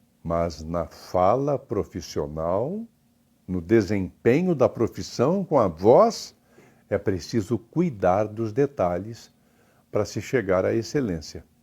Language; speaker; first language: Portuguese; native; Portuguese